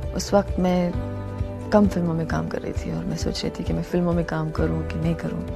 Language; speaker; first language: Hindi; non-native, local second language; Tamil